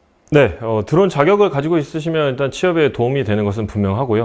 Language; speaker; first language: Korean; native; Korean